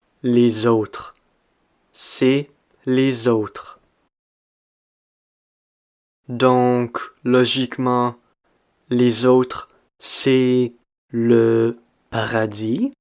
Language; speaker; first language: French; non-native, fluent; English